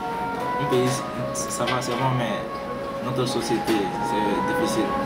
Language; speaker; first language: French; non-native, learner; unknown